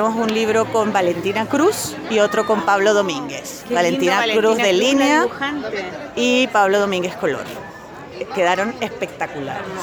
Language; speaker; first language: Spanish; native; Spanish